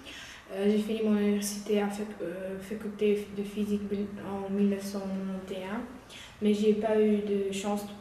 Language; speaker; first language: French; non-native, learner; Uyghur